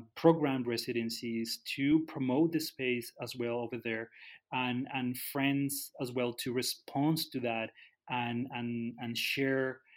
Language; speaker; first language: English; non-native, fluent; Spanish